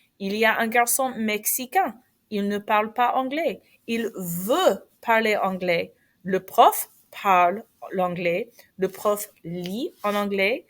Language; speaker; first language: French; non-native, fluent; English